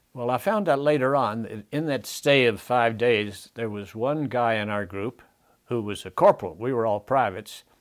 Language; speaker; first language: English; native; English